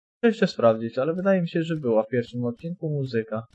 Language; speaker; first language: Polish; native; Polish